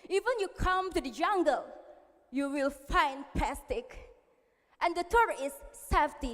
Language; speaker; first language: English; non-native, learner; Indonesian